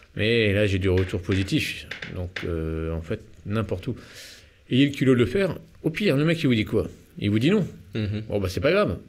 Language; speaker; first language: French; native; French